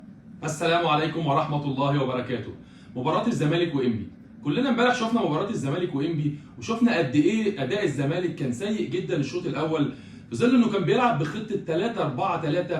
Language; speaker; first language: Arabic; native; Arabic